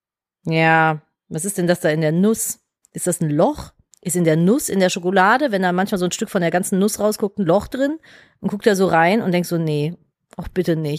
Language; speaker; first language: German; native; German